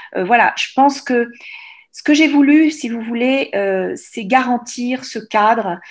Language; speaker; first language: French; native; French